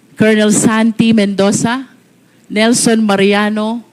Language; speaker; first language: English; non-native, local second language; Filipino